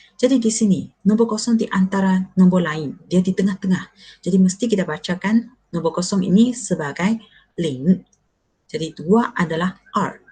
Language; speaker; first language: Malay; non-native, local second language; Chinese